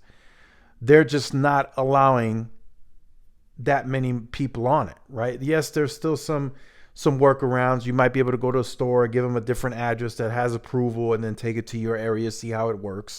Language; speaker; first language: English; native; English